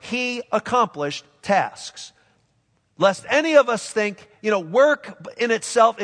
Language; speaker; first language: English; native; English